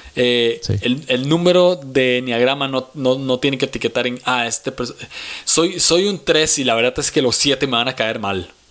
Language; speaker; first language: Spanish; native; Spanish